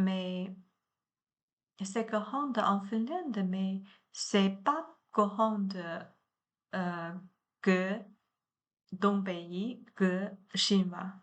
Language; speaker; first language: French; non-native, learner; Chinese